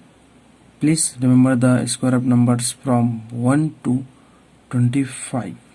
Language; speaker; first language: English; non-native, local second language; Hindi